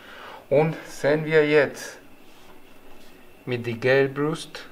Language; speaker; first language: German; non-native, learner; Spanish